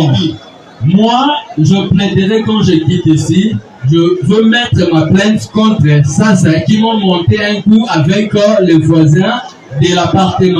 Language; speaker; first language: French; non-native, local second language; Lingala